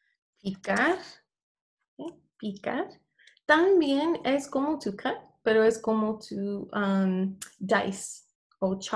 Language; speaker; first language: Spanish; non-native, fluent; English